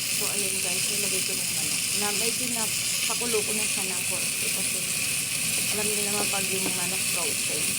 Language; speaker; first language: Filipino; non-native, local second language; Pampanga